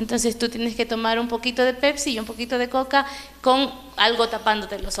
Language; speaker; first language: Spanish; native; Spanish